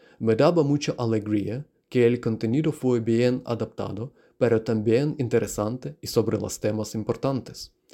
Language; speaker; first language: Spanish; non-native, learner; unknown